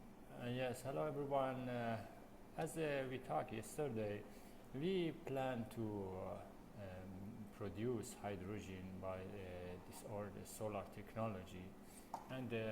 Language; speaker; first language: English; non-native, fluent; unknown